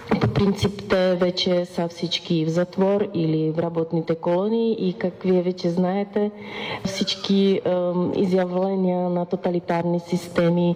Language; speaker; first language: Bulgarian; non-native, fluent; Czech